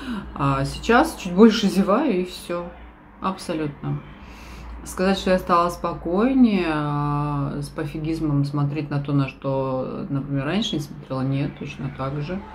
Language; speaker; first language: Russian; native; Russian